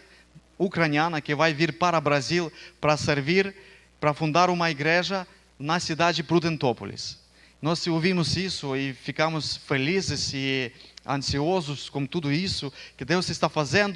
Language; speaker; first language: Portuguese; non-native, fluent; Ukrainian